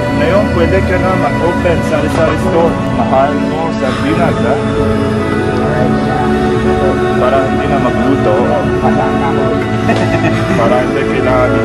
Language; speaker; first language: Filipino; non-native, learner; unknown